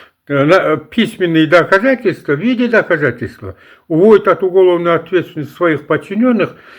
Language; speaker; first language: Russian; non-native, local second language; Kazakh